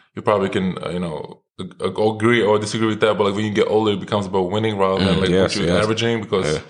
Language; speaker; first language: English; non-native, fluent; Lithuanian